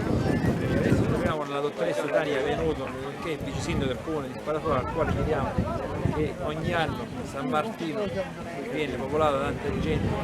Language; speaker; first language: Italian; native; Italian